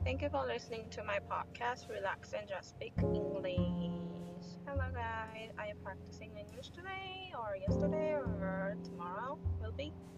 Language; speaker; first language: English; non-native, fluent; Japanese